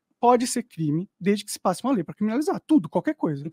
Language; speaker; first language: Portuguese; native; Portuguese